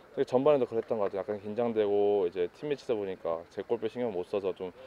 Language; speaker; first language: Korean; early bilingual, heritage; Korean